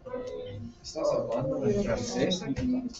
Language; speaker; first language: Spanish; non-native, fluent; English